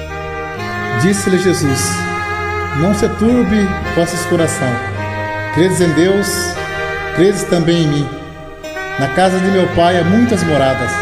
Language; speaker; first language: Portuguese; native; Portuguese